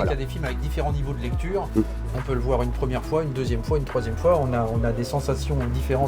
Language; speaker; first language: French; native; French